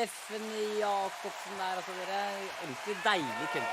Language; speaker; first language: Norwegian; native; Norwegian